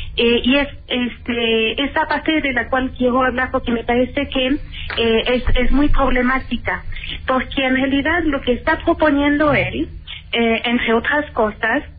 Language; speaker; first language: Spanish; native; Spanish